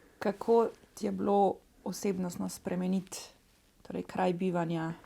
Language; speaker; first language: Slovenian; native; Slovenian